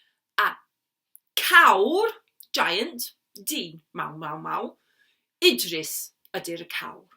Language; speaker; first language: Welsh; non-native, learner; English